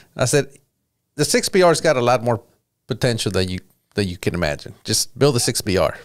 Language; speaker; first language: English; early bilingual, other home language; Spanish